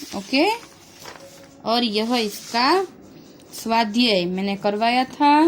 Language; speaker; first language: Hindi; non-native, local second language; Gujarati